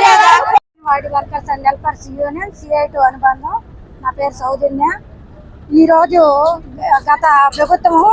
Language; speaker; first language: Telugu; native; Telugu